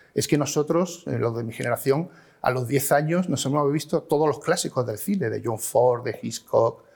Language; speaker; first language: Spanish; native; Spanish